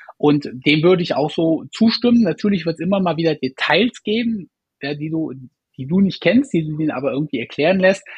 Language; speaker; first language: German; native; German